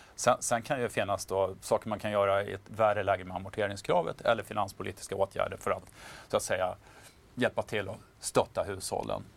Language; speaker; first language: Swedish; native; Swedish